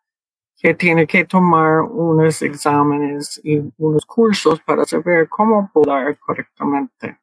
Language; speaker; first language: Spanish; early bilingual, heritage; Spanish